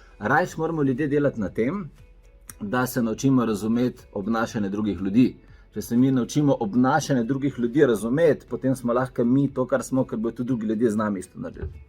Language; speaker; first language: Slovenian; native; Slovenian